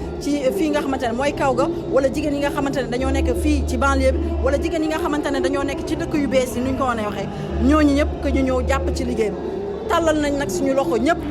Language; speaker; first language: Wolof; native; Wolof